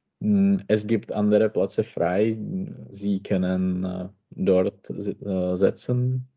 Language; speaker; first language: German; non-native, learner; Czech